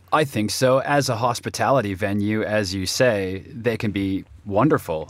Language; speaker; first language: English; native; English